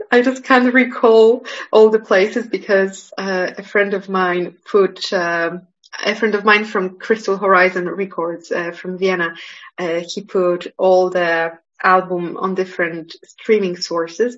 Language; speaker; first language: English; non-native, fluent; Polish